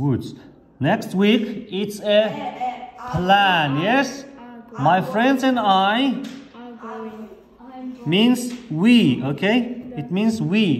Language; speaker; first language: English; non-native, fluent; Kazakh